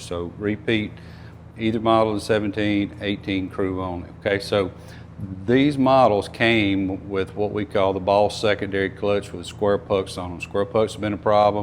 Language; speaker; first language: English; native; English